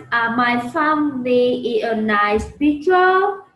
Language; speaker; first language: English; non-native, learner; Vietnamese